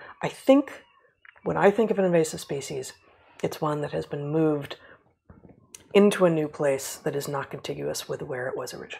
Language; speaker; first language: English; native; English